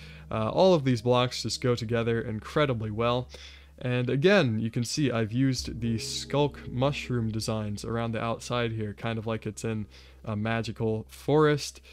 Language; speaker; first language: English; native; English